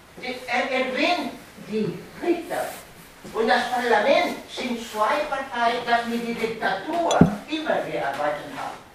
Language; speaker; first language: German; non-native, learner; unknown